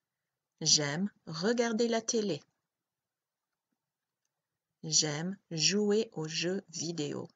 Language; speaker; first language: French; non-native, learner; English